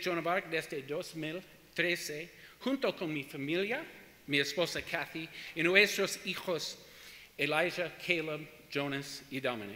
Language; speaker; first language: Spanish; non-native, learner; English